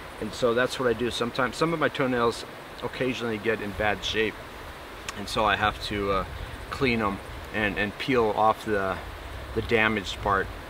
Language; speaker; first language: English; native; English